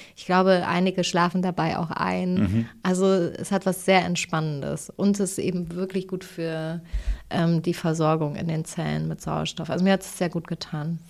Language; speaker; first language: German; native; German